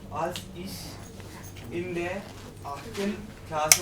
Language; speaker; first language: German; non-native, learner; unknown